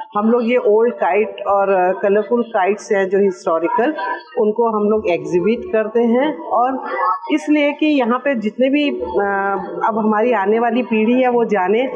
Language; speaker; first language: Hindi; native; Hindi